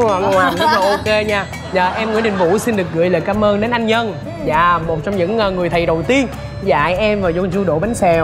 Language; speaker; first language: Vietnamese; native; Vietnamese